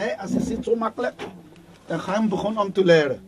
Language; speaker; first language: Dutch; non-native, learner; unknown